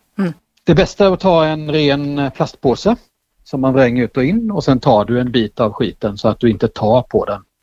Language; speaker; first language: Swedish; native; Swedish